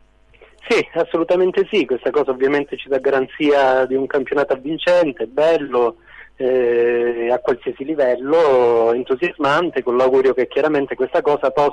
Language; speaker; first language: Italian; native; Italian